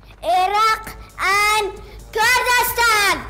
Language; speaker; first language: English; non-native, learner; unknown